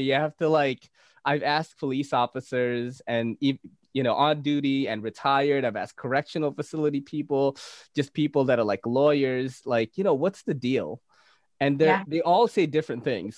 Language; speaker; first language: English; native; English